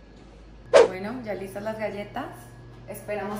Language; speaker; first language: Spanish; native; Spanish